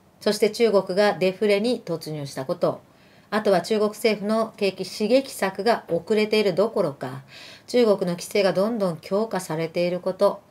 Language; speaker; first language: Japanese; early bilingual, other home language; Arabic